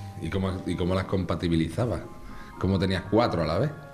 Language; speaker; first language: Spanish; native; Spanish